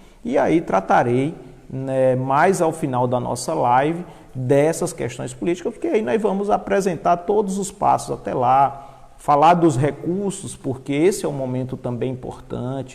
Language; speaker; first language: Portuguese; native; Portuguese